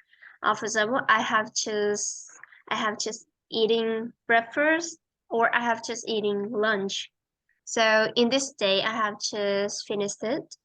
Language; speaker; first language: English; non-native, fluent; Vietnamese